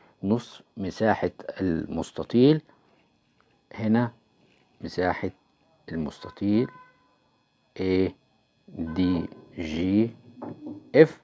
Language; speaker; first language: Arabic; native; Arabic